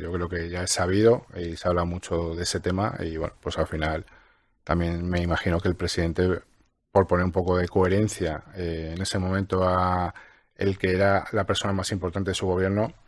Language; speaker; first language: Spanish; native; Spanish